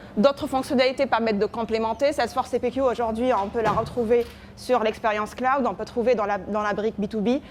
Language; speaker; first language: French; non-native, local second language; Arabic